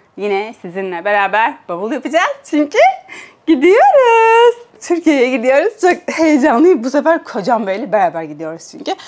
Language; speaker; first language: Turkish; native; Turkish